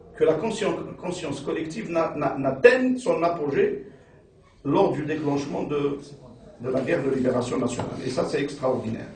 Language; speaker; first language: French; non-native, local second language; Arabic